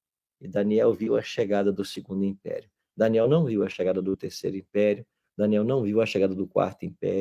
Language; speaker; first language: Portuguese; native; Portuguese